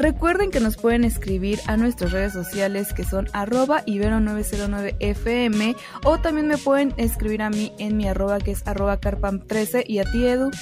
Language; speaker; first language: Spanish; native; Spanish